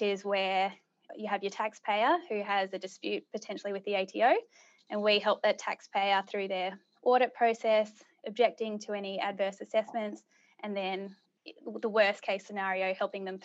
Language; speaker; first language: English; native; English